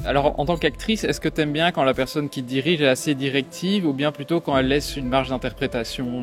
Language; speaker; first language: French; native; French